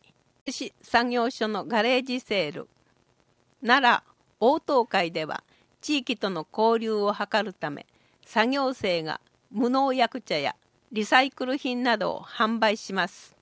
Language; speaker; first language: Japanese; native; Japanese